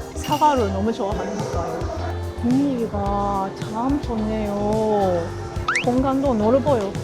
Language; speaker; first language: Korean; non-native, fluent; Japanese